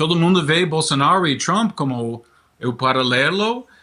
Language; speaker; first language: Portuguese; non-native, learner; English